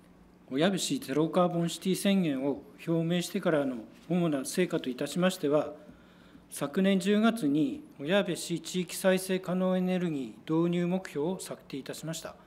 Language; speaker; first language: Japanese; native; Japanese